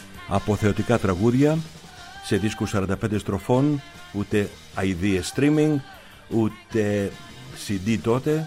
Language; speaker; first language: Greek; native; Greek